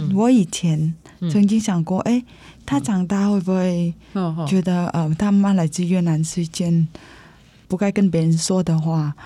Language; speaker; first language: Chinese; non-native, fluent; Vietnamese